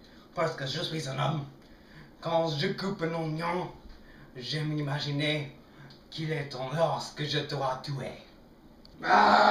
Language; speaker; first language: French; non-native, learner; English